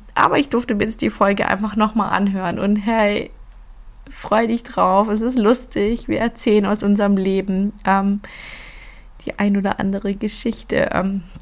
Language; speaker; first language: German; early bilingual, other home language; Filipino